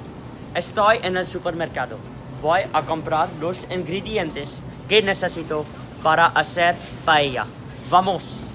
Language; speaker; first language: Spanish; non-native, learner; English